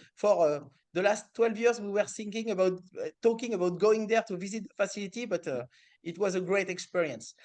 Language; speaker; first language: English; non-native, fluent; French